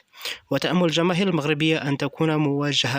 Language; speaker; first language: Arabic; native; Arabic